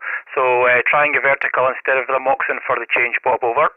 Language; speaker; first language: English; native; English